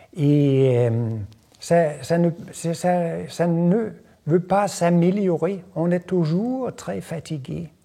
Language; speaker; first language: French; non-native, fluent; Danish